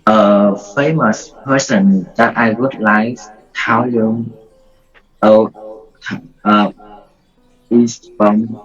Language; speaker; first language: English; non-native, learner; Vietnamese